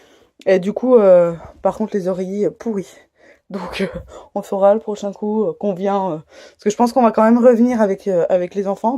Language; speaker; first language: French; native; French